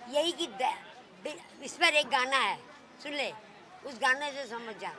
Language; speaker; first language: Hindi; native; Hindi